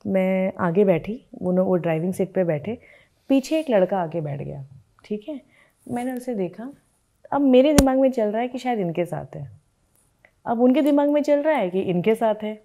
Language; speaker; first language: Hindi; native; Hindi